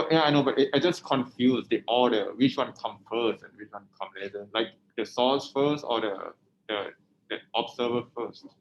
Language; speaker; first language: English; non-native, fluent; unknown